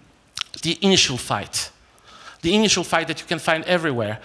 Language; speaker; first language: English; non-native, fluent; French